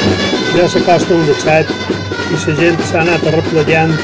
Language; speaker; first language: Catalan; native; Catalan